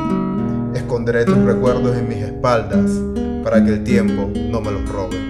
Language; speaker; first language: Spanish; native; Spanish